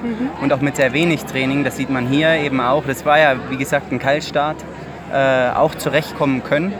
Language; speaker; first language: German; native; German